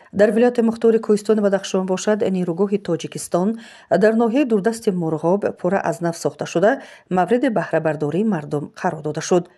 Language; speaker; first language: Tajik; non-native, local second language; Shughni